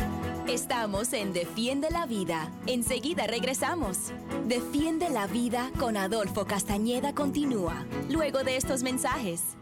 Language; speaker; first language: Spanish; native; Spanish